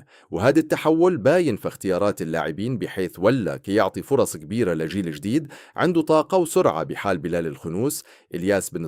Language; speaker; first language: Arabic; native; Arabic